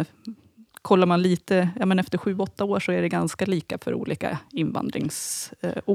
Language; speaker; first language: Swedish; native; Swedish